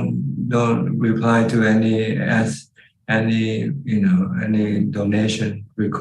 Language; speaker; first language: English; non-native, fluent; Thai